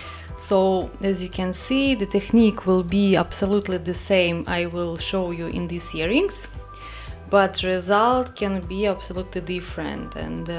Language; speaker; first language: English; non-native, fluent; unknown